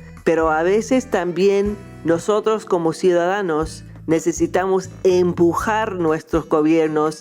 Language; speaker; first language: Spanish; non-native, fluent; English